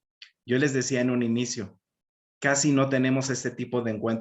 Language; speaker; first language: Spanish; native; Spanish